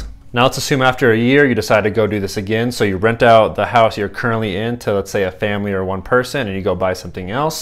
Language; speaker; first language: English; native; English